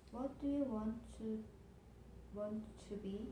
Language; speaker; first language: English; non-native, learner; Korean